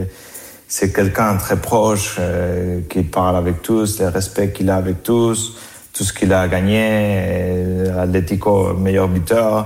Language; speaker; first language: French; non-native, fluent; Spanish